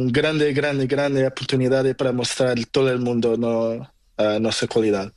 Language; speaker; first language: Spanish; non-native, learner; Portuguese